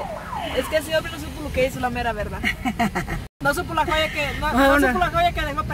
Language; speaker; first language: Spanish; native; Spanish